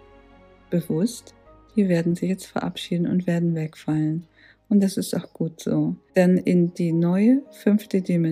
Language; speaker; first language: German; native; German